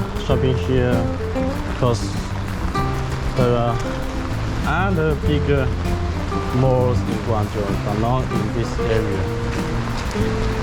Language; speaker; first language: English; non-native, fluent; Chinese